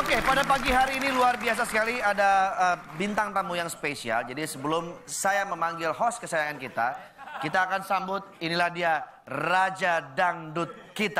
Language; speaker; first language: Indonesian; native; Indonesian